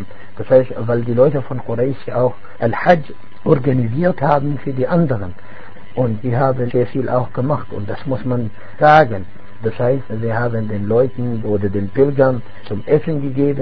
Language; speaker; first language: German; non-native, fluent; Arabic